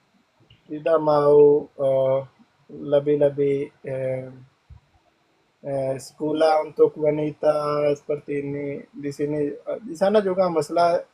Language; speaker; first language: Indonesian; non-native, learner; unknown